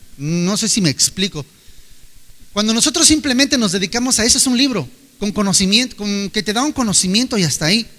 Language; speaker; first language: Spanish; native; Spanish